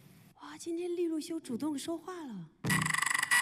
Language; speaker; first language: Chinese; native; Chinese